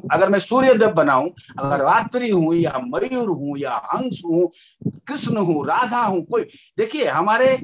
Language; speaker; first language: Hindi; native; Hindi